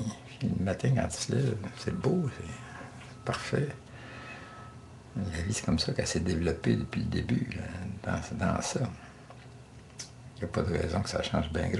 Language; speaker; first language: French; native; French